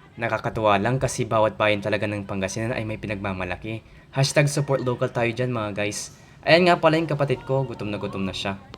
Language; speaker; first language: Filipino; non-native, local second language; Pangasinan